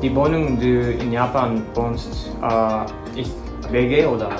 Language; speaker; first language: German; non-native, learner; Japanese